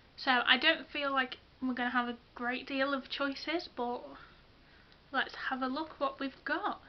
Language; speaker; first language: English; native; English